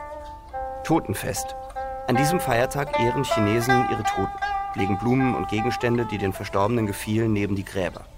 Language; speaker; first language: German; native; German